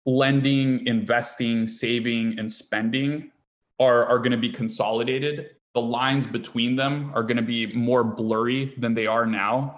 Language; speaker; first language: English; native; English